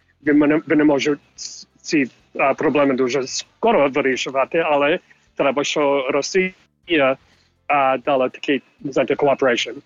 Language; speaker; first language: Ukrainian; early bilingual, heritage; English